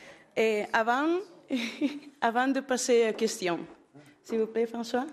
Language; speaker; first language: French; non-native, learner; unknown